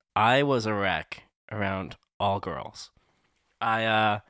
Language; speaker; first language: English; native; English